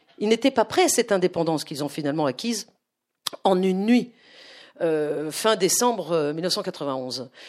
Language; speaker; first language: French; native; French